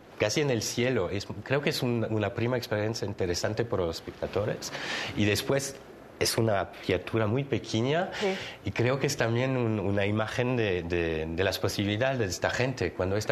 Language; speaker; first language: Spanish; non-native, fluent; German